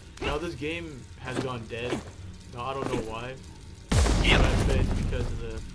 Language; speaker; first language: English; native; English